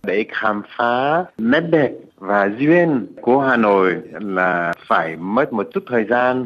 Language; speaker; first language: Vietnamese; non-native, fluent; French